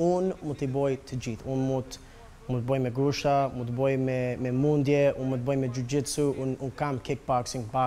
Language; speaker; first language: Albanian; early bilingual, heritage; Albanian